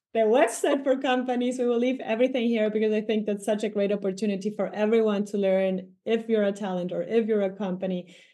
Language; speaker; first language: English; non-native, fluent; Spanish